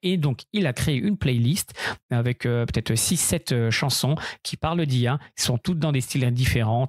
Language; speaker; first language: French; native; French